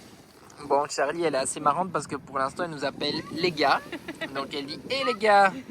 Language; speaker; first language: French; native; French